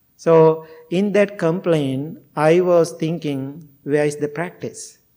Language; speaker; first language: English; non-native, fluent; Sinhala